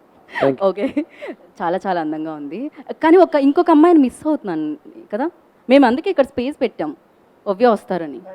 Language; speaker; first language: Telugu; native; Telugu